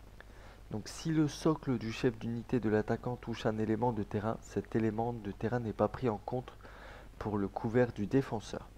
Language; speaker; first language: French; native; French